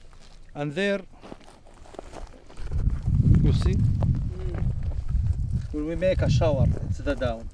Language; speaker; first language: English; non-native, learner; Arabic